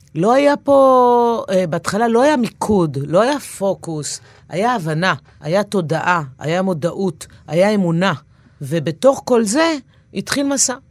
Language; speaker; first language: Hebrew; native; Hebrew